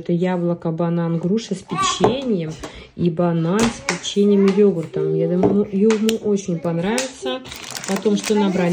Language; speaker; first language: Russian; native; Russian